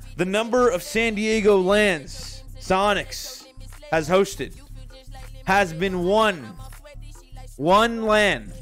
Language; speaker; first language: English; native; English